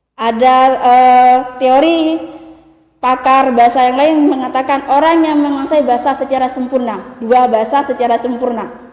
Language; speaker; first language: Indonesian; non-native, local second language; Madurese